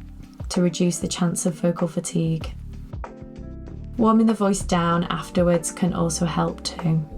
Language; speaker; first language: English; native; English